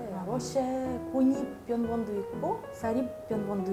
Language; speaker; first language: Korean; non-native, fluent; Russian